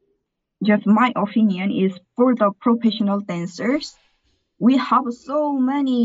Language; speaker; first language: English; non-native, learner; Korean